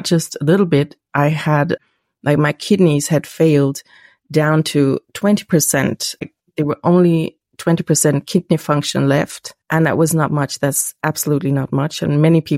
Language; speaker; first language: English; non-native, fluent; German